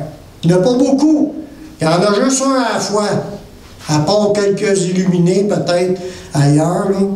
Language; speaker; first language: French; native; French